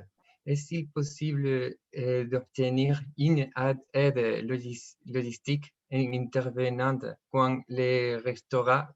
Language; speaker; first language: French; non-native, fluent; Spanish